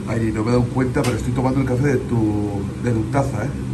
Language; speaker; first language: Spanish; native; Spanish